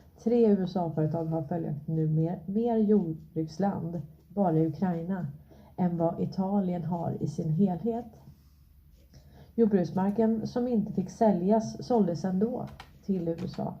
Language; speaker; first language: Swedish; native; Swedish